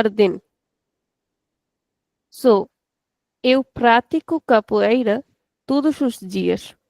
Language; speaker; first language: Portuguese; non-native, fluent; Hindi